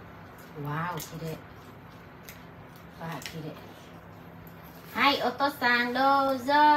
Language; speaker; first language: Japanese; non-native, learner; Vietnamese